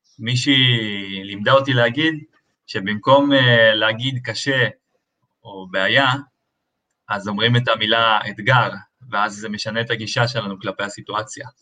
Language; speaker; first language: Hebrew; early bilingual, other home language; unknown